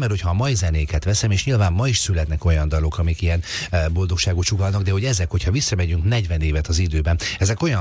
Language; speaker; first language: Hungarian; native; Hungarian